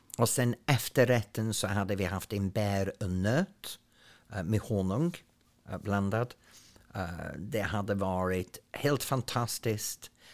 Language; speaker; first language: Swedish; non-native, fluent; English